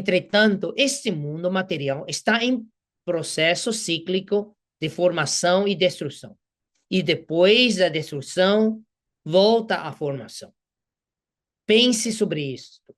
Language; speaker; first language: Portuguese; non-native, fluent; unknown